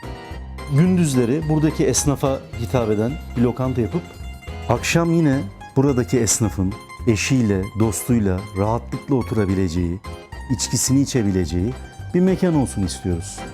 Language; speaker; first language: Turkish; native; Turkish